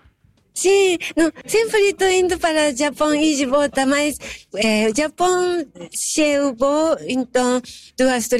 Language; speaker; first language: Portuguese; non-native, fluent; Japanese